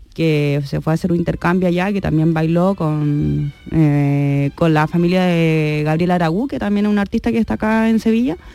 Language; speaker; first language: Spanish; native; Spanish